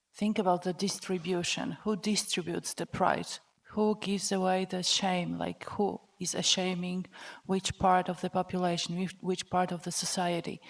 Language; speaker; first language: English; non-native, fluent; Polish